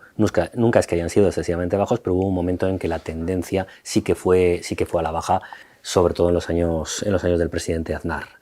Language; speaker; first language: Spanish; native; Spanish